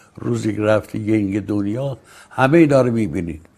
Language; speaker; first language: Persian; native; Persian